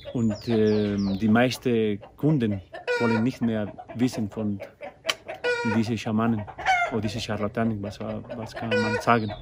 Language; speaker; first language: German; non-native, learner; Spanish